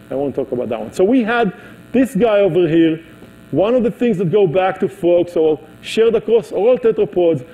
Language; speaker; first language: English; non-native, fluent; Hebrew